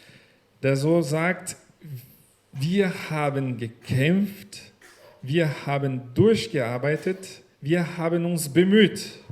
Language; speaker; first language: German; non-native, learner; Portuguese